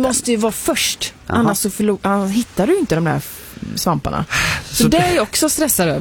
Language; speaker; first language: Swedish; native; Swedish